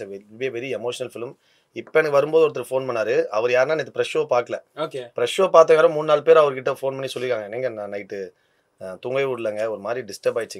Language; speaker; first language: Tamil; native; Tamil